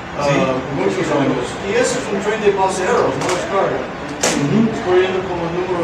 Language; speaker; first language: Spanish; non-native, fluent; English